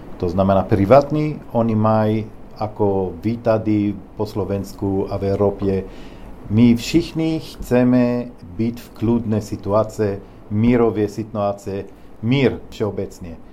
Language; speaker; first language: Czech; non-native, learner; Hebrew